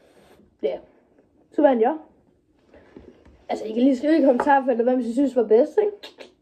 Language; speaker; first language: Danish; native; Danish